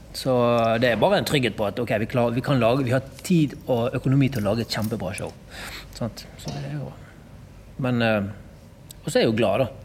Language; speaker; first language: Norwegian; native; Norwegian